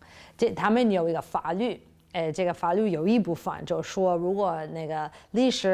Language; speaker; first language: Chinese; non-native, fluent; English